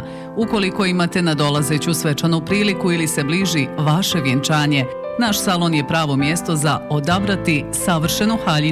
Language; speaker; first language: Bosnian; native; Bosnian